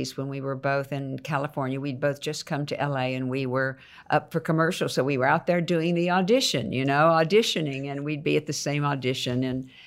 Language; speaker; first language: English; native; English